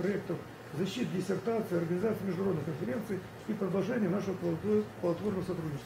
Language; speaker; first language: Russian; non-native, local second language; Romanian